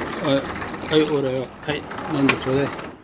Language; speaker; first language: Japanese; native; Japanese